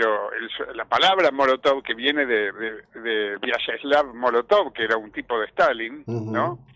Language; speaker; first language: Spanish; native; Spanish